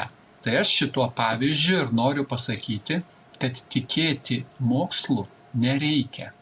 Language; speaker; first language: Lithuanian; native; Lithuanian